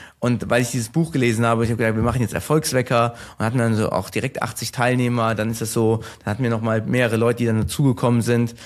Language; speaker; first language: German; early bilingual, other home language; Turkish